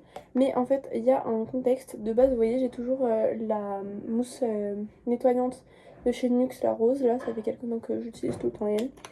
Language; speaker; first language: French; native; French